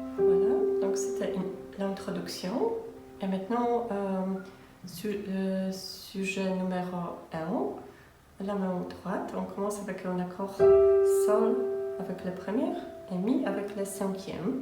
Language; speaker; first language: French; non-native, fluent; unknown